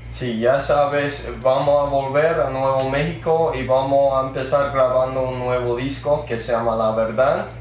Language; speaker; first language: Spanish; early bilingual, heritage; English